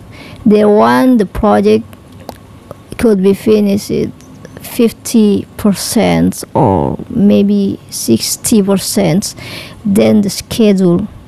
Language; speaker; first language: English; non-native, learner; Indonesian